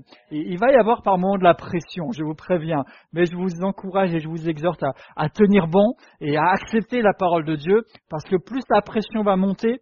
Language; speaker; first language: French; native; French